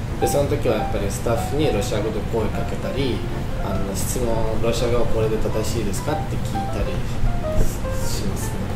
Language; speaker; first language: Japanese; non-native, fluent; Russian